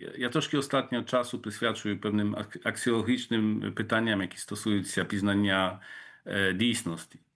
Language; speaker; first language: Polish; non-native, local second language; Ukrainian